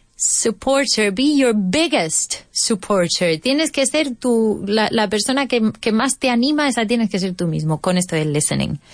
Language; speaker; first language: English; non-native, fluent; Spanish